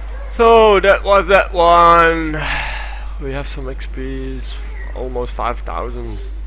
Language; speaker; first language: English; non-native, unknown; Dutch